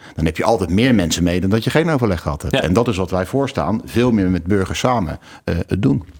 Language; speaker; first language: Dutch; native; Dutch